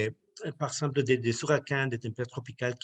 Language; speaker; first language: French; non-native, learner; Spanish